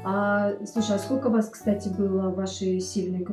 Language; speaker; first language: Russian; native; Russian